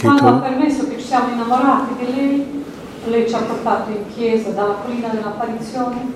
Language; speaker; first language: Italian; non-native, fluent; Croatian